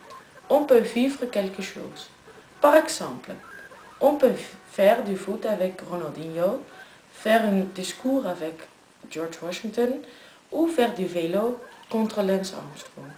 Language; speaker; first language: French; non-native, learner; Dutch